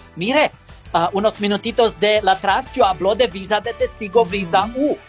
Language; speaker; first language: Spanish; non-native, learner; English